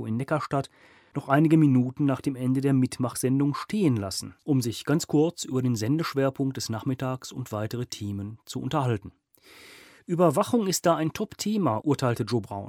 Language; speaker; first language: German; native; German